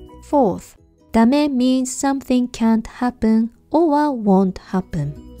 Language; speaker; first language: English; non-native, fluent; Japanese